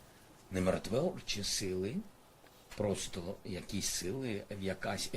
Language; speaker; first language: Ukrainian; non-native, local second language; Russian